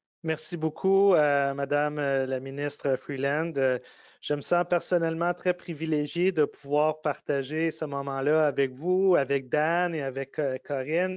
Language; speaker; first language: French; native; French